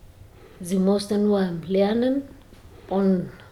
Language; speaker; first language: German; non-native, learner; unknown